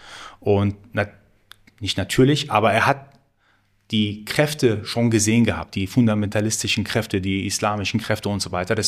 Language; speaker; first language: German; early bilingual, other home language; Persian